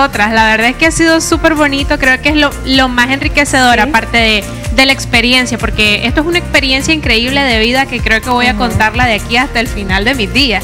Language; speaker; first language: Spanish; native; Spanish